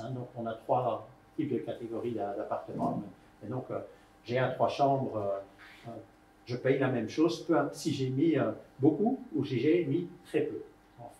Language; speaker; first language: French; native; French